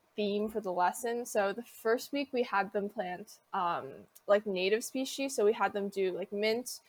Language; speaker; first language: English; native; English